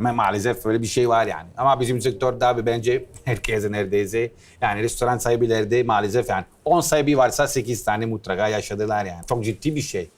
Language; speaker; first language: Turkish; non-native, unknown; Italian